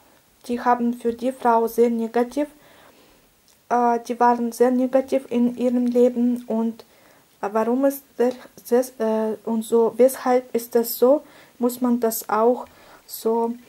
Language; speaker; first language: German; non-native, fluent; Russian